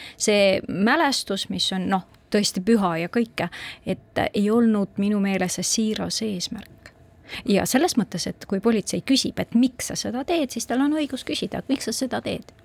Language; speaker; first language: Estonian; non-native, local second language; Russian